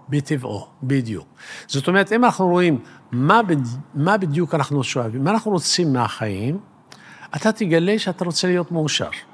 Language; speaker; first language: Hebrew; native; Hebrew